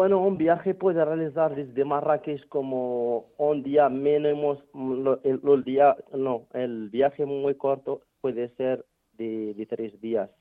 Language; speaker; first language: Spanish; non-native, fluent; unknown